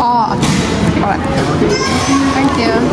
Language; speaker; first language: English; non-native, learner; Indonesian